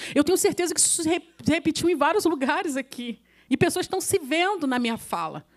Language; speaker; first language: Portuguese; native; Portuguese